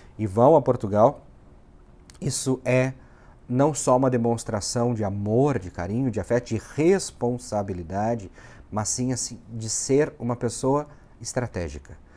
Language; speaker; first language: Portuguese; native; Portuguese